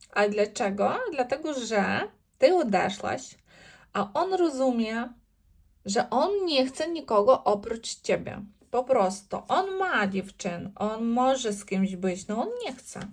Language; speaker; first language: Polish; non-native, learner; Ukrainian